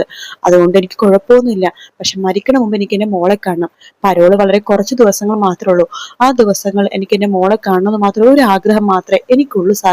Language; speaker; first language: Malayalam; native; Malayalam